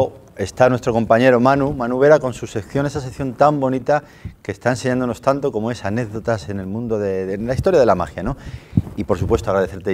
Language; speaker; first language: Spanish; native; Spanish